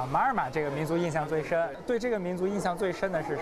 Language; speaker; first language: Chinese; native; Chinese